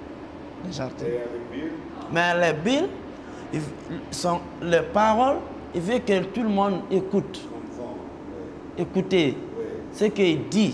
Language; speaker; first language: French; non-native, local second language; Mandingo